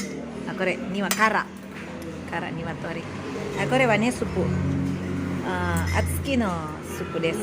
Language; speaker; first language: Japanese; non-native, learner; Indonesian